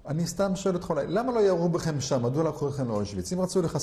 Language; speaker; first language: Hebrew; native; Hebrew